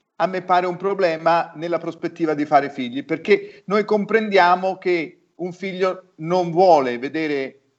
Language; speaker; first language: Italian; native; Italian